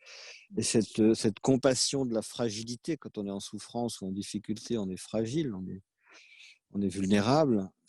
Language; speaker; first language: French; native; French